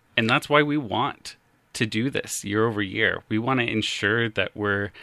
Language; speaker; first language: English; native; English